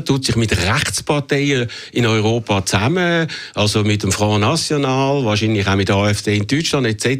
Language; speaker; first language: German; native; German